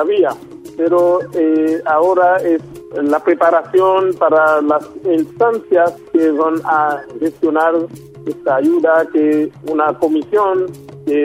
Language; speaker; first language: Spanish; non-native, local second language; Haitian Creole